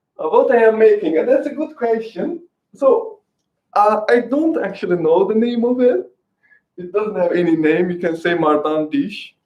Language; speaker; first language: English; non-native, fluent; Azerbaijani